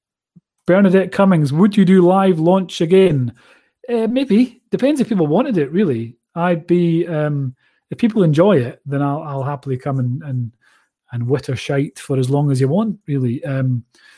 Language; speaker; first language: English; native; English